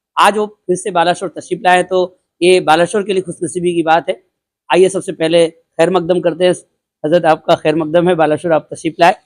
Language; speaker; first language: Urdu; native; Urdu